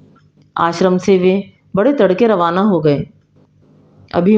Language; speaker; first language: Hindi; native; Hindi